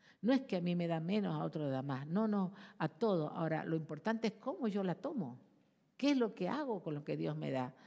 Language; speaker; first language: Spanish; native; Spanish